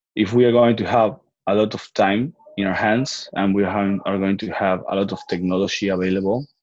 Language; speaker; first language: English; non-native, fluent; Spanish